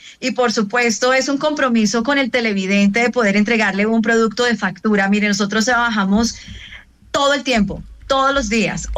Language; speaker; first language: Spanish; native; Spanish